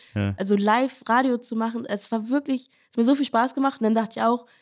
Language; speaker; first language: German; native; German